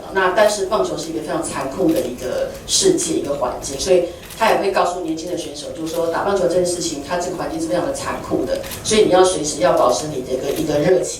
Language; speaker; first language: Chinese; native; Chinese